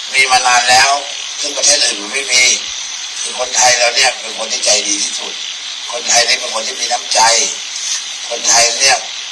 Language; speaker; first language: Thai; native; Thai